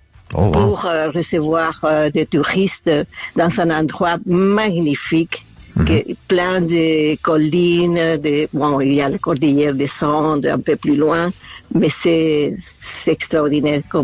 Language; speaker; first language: French; non-native, fluent; Spanish